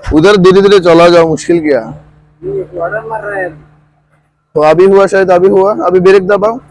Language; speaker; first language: Hindi; non-native, fluent; Bangla